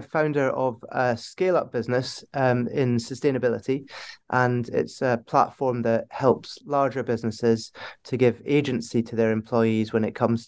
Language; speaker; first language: English; native; English